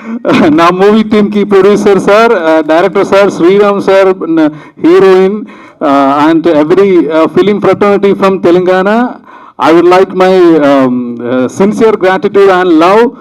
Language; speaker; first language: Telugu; non-native, learner; Malayalam